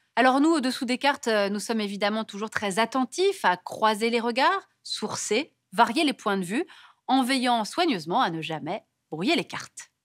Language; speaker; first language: French; native; French